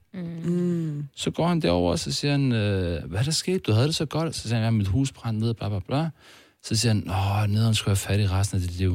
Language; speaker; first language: Danish; early bilingual, other home language; Turkish